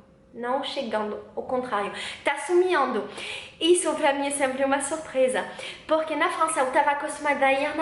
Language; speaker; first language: Portuguese; non-native, learner; French